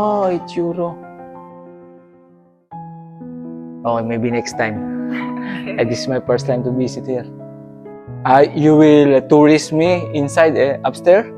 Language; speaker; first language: English; non-native, learner; Filipino